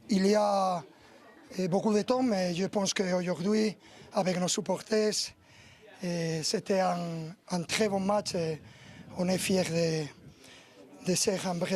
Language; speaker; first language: French; non-native, learner; Spanish